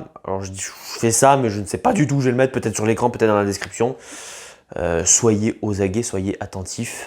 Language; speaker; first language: French; native; French